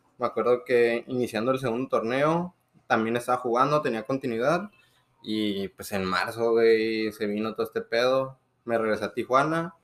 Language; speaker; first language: Spanish; native; Spanish